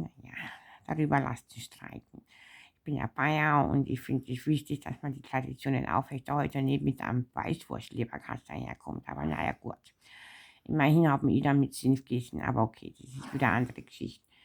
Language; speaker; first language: German; native; German